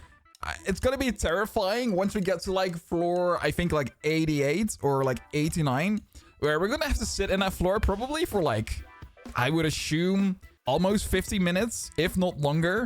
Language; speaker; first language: English; non-native, fluent; Dutch